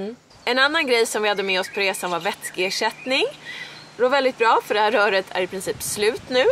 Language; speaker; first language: Swedish; native; Swedish